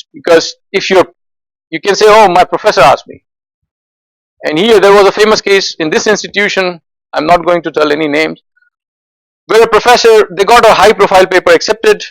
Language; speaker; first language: English; non-native, fluent; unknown